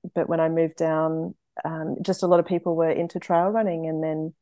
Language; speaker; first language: English; native; English